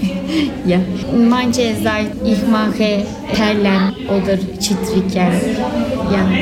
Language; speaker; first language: German; non-native, learner; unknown